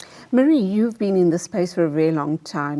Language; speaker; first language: English; native; English